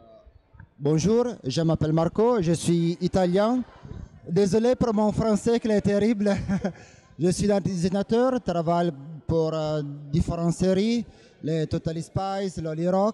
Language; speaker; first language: French; non-native, learner; Italian